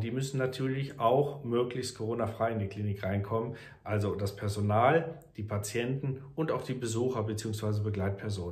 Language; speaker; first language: German; native; German